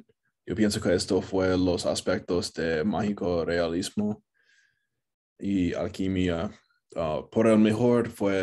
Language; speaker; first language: Spanish; non-native, learner; English